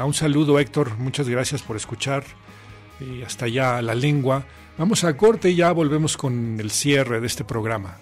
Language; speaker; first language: Spanish; native; Spanish